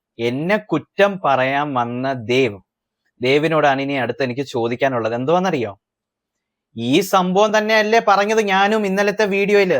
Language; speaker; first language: Malayalam; early bilingual, heritage; Malayalam